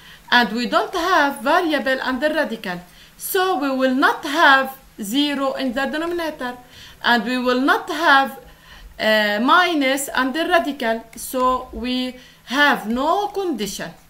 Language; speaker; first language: English; non-native, local second language; Arabic